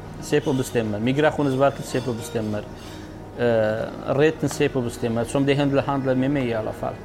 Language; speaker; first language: Swedish; non-native, learner; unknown